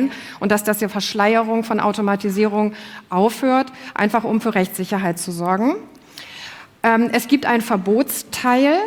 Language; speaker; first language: German; native; German